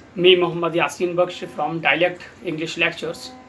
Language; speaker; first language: English; non-native, local second language; Hindi